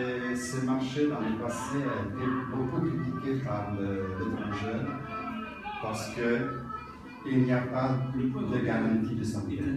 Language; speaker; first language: French; non-native, learner; Italian